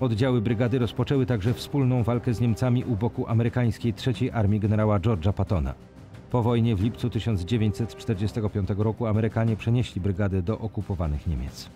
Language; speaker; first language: Polish; native; Polish